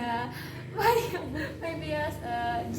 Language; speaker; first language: English; non-native, learner; Indonesian